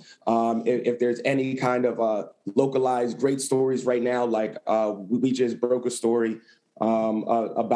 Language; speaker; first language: English; native; English